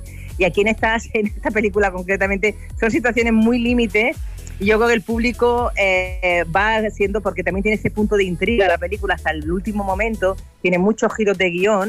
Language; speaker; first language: Spanish; native; Spanish